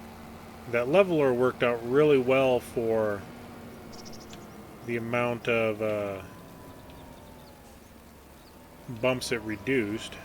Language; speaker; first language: English; native; English